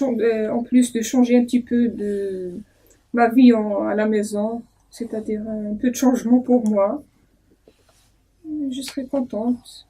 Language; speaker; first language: French; non-native, learner; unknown